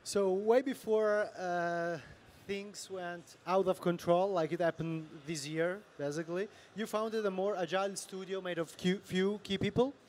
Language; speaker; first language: English; non-native, fluent; Italian